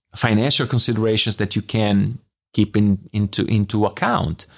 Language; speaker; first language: English; non-native, fluent; Italian